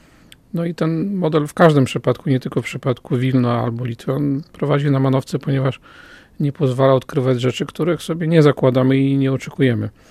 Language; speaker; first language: Polish; native; Polish